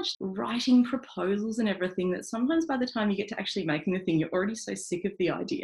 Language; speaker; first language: English; native; English